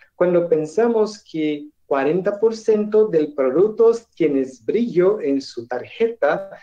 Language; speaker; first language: Spanish; non-native, learner; Portuguese